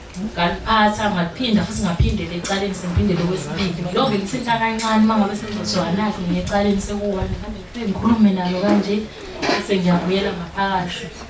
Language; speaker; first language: Zulu; native; Zulu